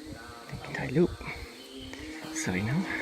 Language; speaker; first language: Thai; non-native, learner; English